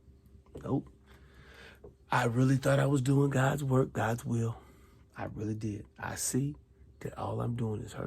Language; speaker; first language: English; native; English